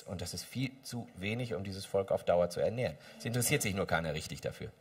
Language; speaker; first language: German; native; German